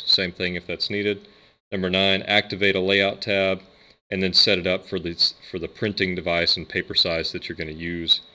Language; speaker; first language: English; native; English